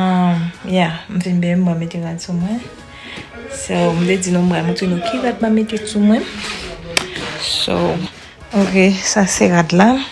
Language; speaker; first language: French; non-native, learner; Haitian Creole